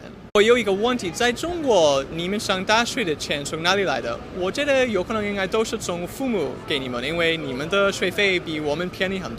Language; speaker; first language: Chinese; non-native, fluent; English